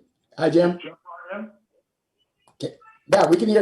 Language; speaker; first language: English; native; English